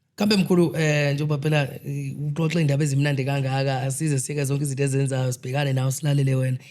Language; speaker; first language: Zulu; native; Zulu